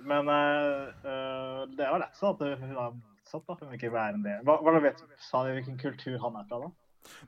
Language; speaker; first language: Norwegian; early bilingual, other home language; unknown